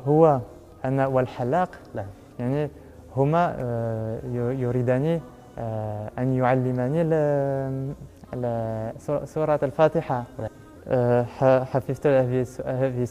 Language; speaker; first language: Arabic; non-native, learner; French